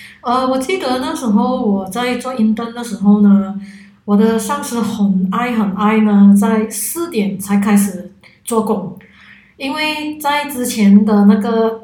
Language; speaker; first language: Chinese; non-native, local second language; Cantonese